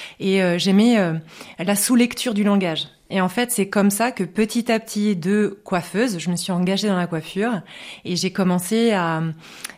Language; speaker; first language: French; native; French